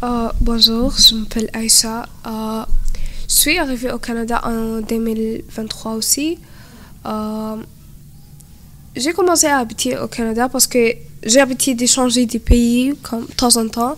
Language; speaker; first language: French; non-native, learner; Arabic